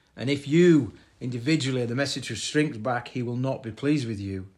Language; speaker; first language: English; native; English